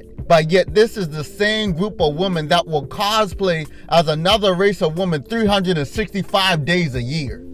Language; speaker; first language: English; native; English